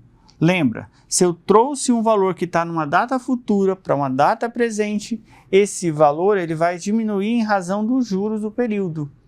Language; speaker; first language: Portuguese; native; Portuguese